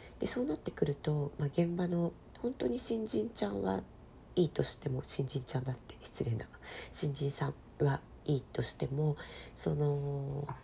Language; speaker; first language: Japanese; native; Japanese